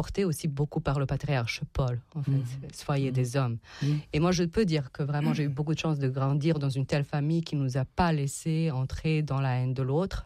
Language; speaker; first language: French; non-native, fluent; Serbian